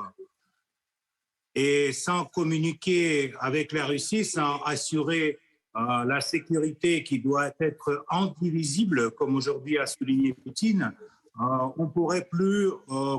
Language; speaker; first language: French; non-native, fluent; Russian